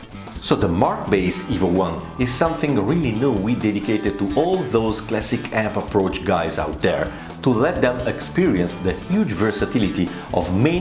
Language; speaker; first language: English; non-native, fluent; Italian